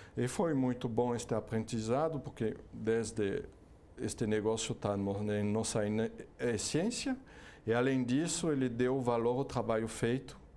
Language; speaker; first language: Portuguese; non-native, fluent; French